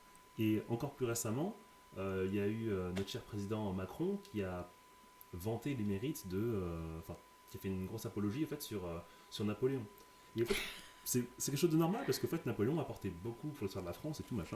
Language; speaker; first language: French; native; French